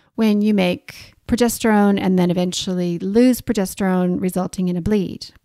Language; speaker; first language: English; native; English